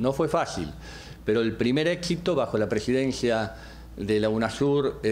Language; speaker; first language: Spanish; native; Spanish